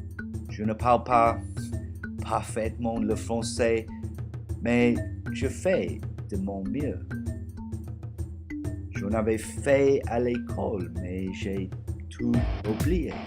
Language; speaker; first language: French; non-native, learner; English